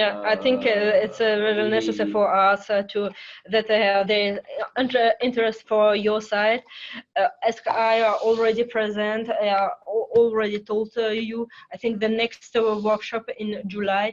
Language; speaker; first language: English; non-native, fluent; French